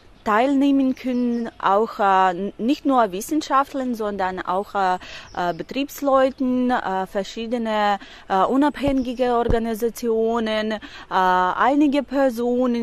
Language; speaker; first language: German; non-native, fluent; Ukrainian